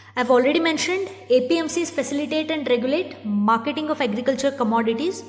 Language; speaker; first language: English; non-native, local second language; Kannada